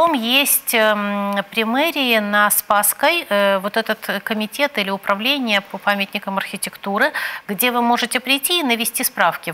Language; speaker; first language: Russian; native; Russian